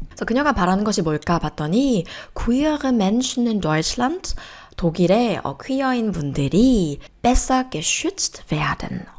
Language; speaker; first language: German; non-native, fluent; Korean